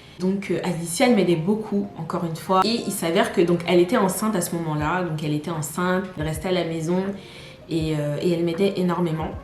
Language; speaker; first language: French; native; French